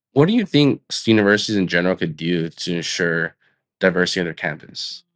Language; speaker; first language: English; native; English